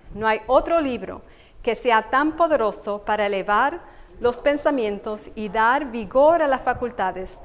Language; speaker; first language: Spanish; native; Spanish